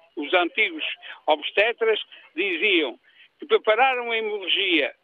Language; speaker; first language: Portuguese; native; Portuguese